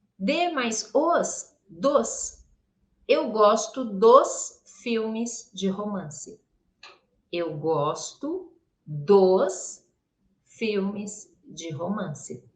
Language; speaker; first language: Portuguese; native; Portuguese